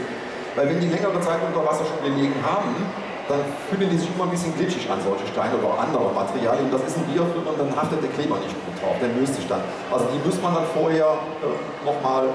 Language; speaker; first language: German; native; German